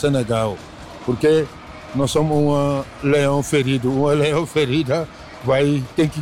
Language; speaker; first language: Portuguese; non-native, learner; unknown